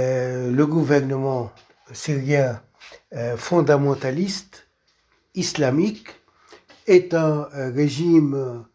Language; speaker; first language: French; non-native, local second language; Arabic